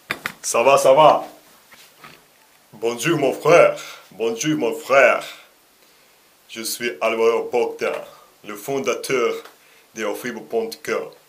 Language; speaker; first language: French; non-native, learner; Russian